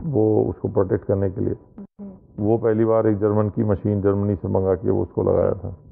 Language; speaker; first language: Hindi; native; Hindi